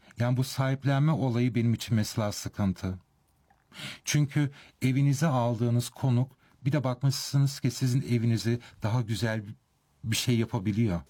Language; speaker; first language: Turkish; early bilingual, heritage; Turkish